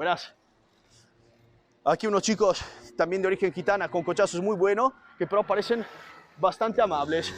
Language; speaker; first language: Spanish; non-native, fluent; Italian